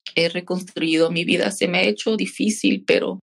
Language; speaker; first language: Spanish; early bilingual, heritage; Spanish